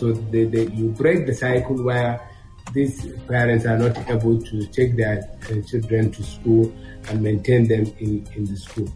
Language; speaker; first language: English; non-native, local second language; Hausa